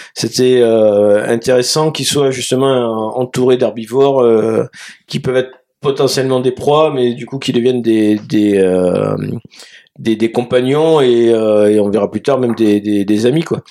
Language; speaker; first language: French; native; French